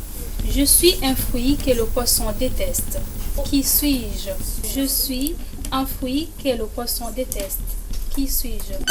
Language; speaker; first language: French; non-native, local second language; Comorian